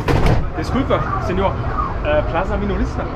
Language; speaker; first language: Spanish; non-native, learner; German